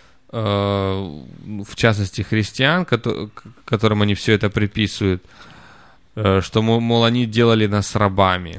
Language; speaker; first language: Russian; native; Russian